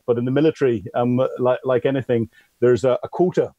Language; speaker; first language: English; native; English